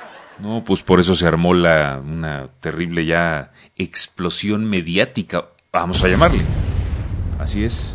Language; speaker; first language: Spanish; native; Spanish